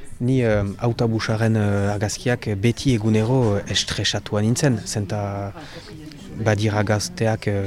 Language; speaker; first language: Basque; non-native, local second language; French